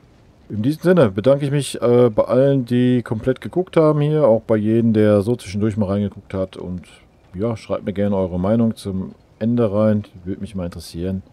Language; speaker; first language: German; native; German